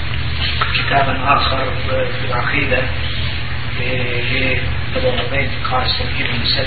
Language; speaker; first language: Arabic; non-native, fluent; Turkish